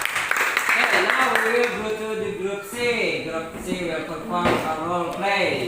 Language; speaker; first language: English; non-native, fluent; Indonesian